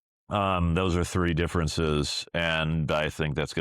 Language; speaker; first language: English; native; English